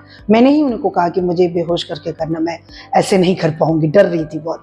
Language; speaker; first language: Hindi; native; Hindi